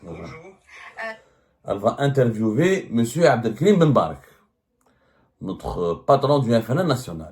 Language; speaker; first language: French; non-native, local second language; Arabic